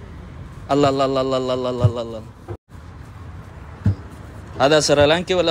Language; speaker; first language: Arabic; native; Arabic